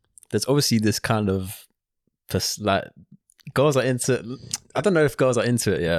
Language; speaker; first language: English; early bilingual, other home language; Spanish